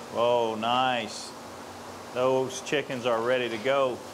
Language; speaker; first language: English; native; English